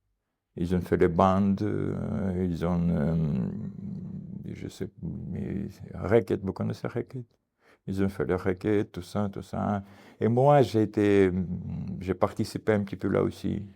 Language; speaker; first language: French; non-native, learner; Ukrainian